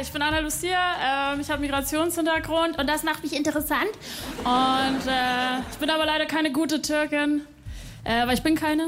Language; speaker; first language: German; early bilingual, other home language; Spanish